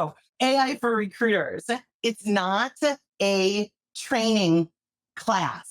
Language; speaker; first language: English; native; English